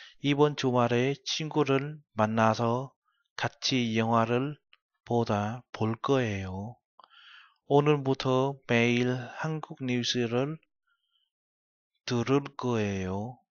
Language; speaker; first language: Korean; non-native, learner; Vietnamese